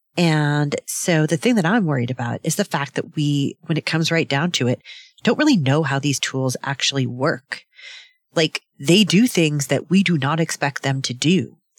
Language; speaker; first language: English; native; English